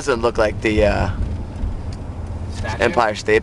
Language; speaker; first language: English; native; English